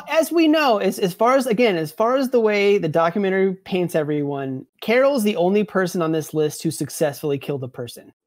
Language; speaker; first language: English; native; English